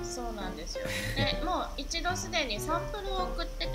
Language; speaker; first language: Japanese; native; Japanese